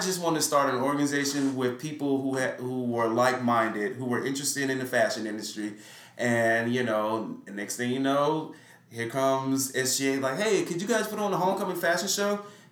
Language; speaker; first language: English; native; English